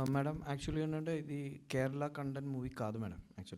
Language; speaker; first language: Telugu; non-native, fluent; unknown